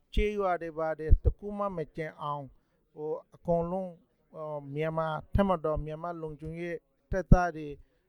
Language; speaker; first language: Burmese; non-native, local second language; Rohingya